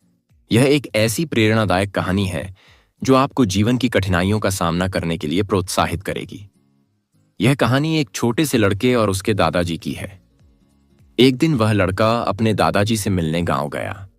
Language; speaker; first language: Hindi; native; Hindi